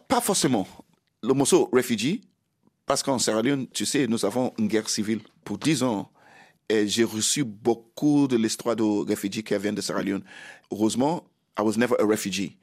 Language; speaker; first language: French; non-native, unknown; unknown